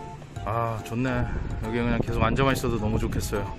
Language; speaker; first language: Korean; native; Korean